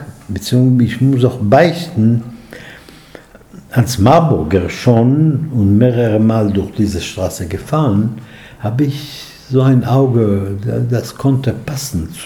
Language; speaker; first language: German; non-native, fluent; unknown